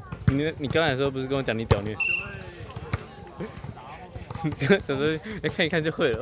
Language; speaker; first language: Chinese; native; Chinese